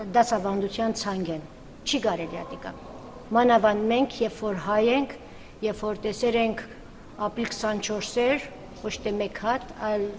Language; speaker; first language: Armenian; early bilingual, heritage; Armenian